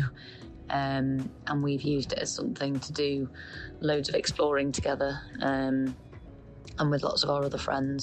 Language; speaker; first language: English; native; English